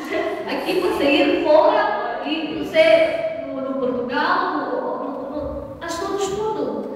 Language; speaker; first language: Portuguese; non-native, learner; Bulgarian